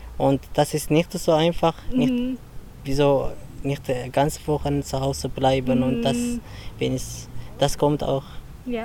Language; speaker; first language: German; non-native, learner; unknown